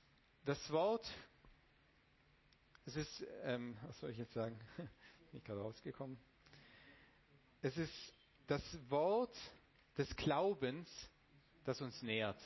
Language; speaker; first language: German; non-native, fluent; Romanian